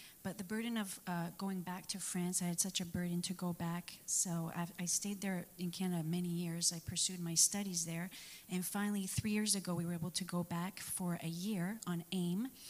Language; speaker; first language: English; early bilingual, other home language; French